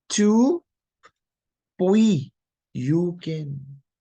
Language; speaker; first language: English; non-native, local second language; Hindi